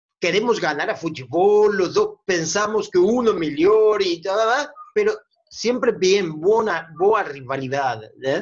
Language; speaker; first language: Portuguese; non-native, learner; Spanish